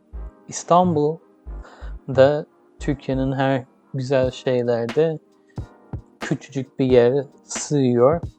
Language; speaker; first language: Turkish; early bilingual, heritage; English